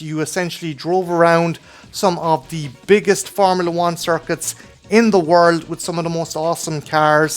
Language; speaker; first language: English; native; English